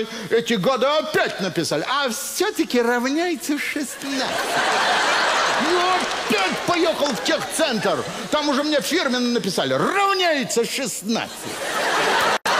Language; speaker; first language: Russian; native; Russian